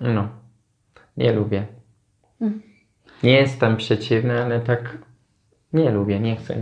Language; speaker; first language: Polish; non-native, learner; Turkish